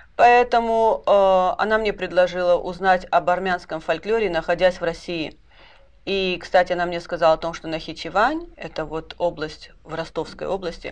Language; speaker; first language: Russian; native; Russian